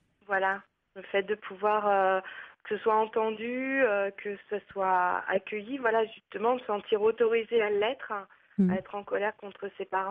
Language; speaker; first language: French; native; French